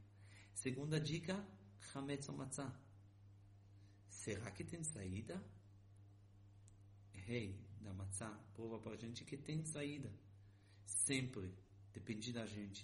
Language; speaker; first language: Portuguese; non-native, fluent; Hebrew